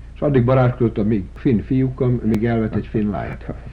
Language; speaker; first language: Hungarian; native; Hungarian